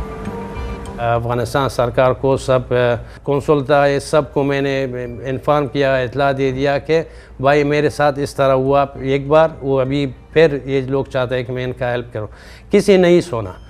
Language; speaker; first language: Hindi; non-native, fluent; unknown